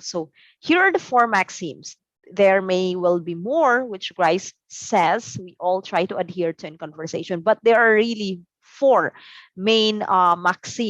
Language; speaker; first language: English; non-native, local second language; Cebuano